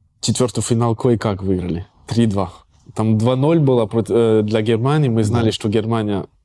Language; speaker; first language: Russian; early bilingual, heritage; Russian